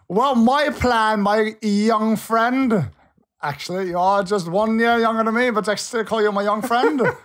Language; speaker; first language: English; non-native, fluent; Norwegian